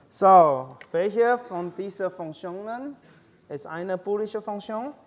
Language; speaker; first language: German; non-native, fluent; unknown